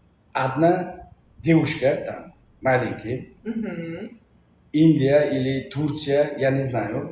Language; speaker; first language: Russian; non-native, learner; Uzbek